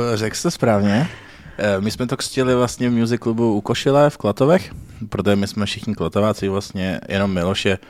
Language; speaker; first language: Czech; native; Czech